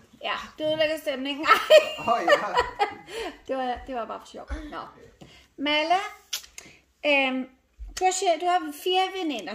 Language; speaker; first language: Danish; native; Danish